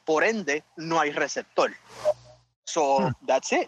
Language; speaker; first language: English; non-native, local second language; Spanish